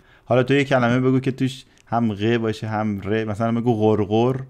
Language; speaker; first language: Persian; native; Persian